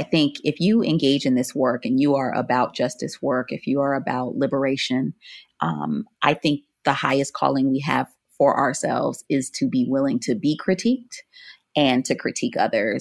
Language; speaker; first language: English; native; English